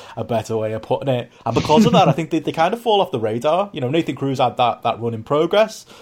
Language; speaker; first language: English; native; English